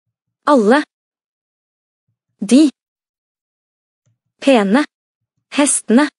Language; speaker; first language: Norwegian; non-native, learner; Amharic